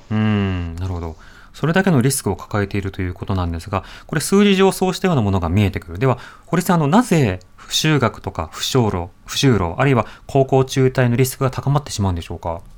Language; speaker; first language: Japanese; native; Japanese